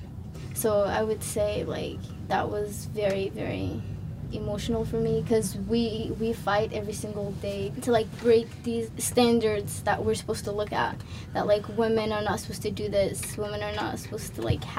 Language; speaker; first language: English; non-native, local second language; Somali